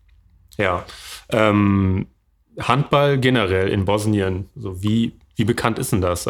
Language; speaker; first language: German; native; German